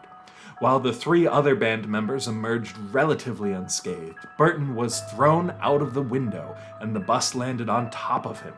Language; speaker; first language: English; native; English